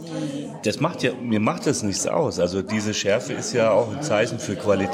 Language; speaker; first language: German; native; German